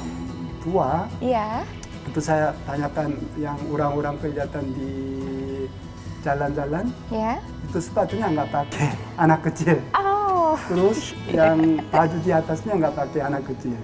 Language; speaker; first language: Indonesian; non-native, fluent; Korean